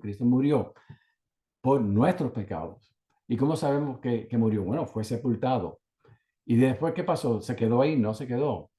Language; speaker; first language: Spanish; native; Spanish